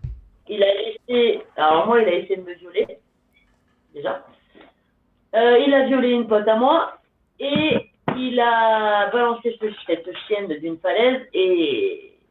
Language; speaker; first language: French; native; French